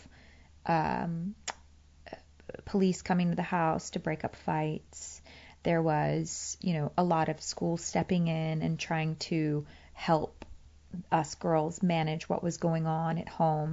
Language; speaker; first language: English; early bilingual, other home language; Persian